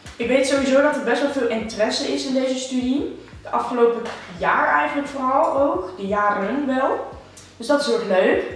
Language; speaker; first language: Dutch; native; Dutch